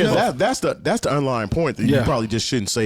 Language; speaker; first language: English; native; English